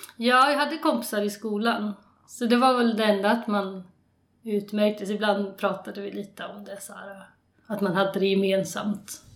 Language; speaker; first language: Swedish; native; Swedish